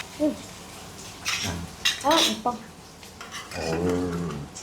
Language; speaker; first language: Korean; non-native, learner; Vietnamese